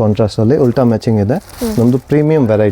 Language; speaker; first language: Kannada; non-native, local second language; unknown